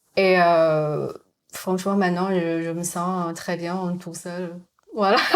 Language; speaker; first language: French; non-native, fluent; Chinese